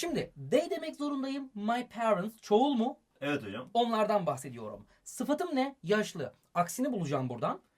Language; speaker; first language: Turkish; native; Turkish